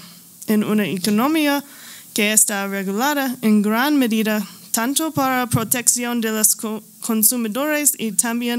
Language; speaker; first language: Spanish; non-native, learner; English